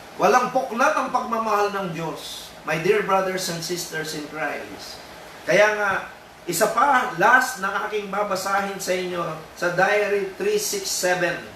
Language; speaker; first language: Filipino; native; Filipino